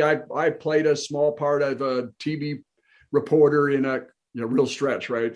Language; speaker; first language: English; native; English